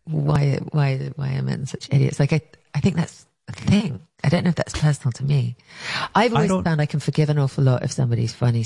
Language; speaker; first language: English; native; English